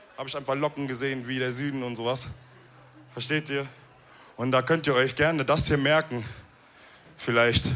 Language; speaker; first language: German; early bilingual, other home language; Wolof